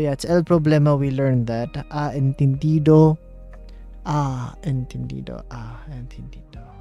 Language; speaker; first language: Spanish; non-native, learner; English